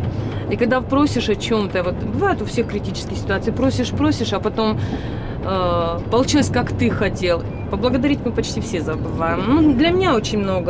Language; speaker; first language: Russian; native; Russian